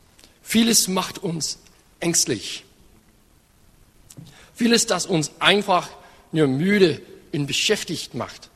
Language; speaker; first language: German; non-native, fluent; English